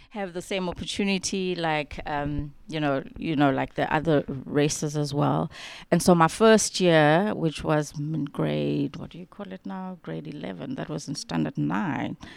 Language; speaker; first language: English; non-native, local second language; Xhosa